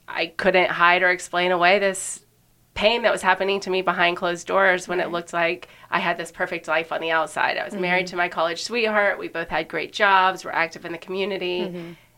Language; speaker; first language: English; native; English